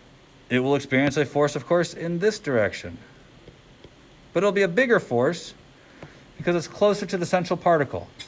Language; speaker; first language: English; native; English